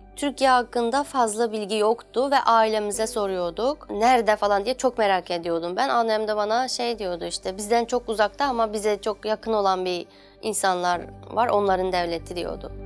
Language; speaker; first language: Turkish; non-native, fluent; Chinese